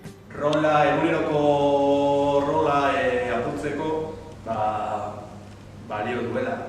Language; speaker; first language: Basque; non-native, fluent; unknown